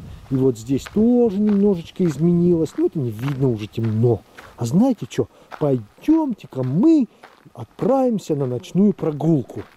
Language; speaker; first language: Russian; native; Russian